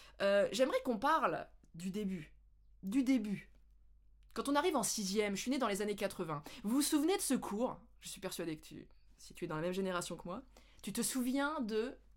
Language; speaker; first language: French; native; French